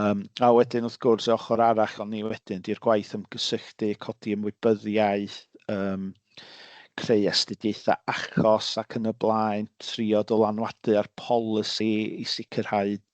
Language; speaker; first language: Welsh; native; Welsh